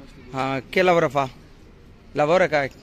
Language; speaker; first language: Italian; non-native, learner; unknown